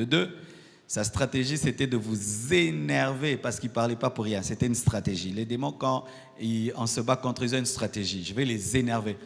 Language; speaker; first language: French; non-native, local second language; Lingala